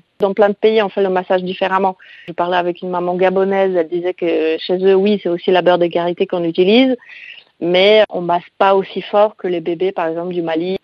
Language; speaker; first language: French; non-native, fluent; Polish